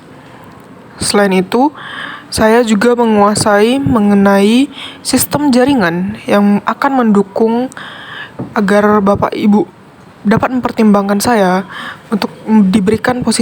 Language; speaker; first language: Indonesian; native; Indonesian